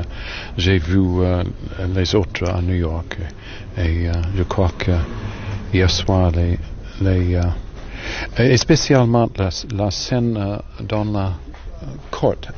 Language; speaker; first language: French; non-native, learner; English